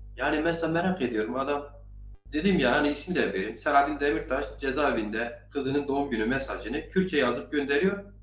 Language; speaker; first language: Turkish; non-native, local second language; Zaza